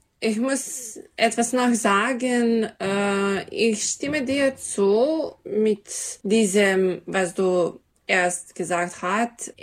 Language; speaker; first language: German; non-native, learner; Serbian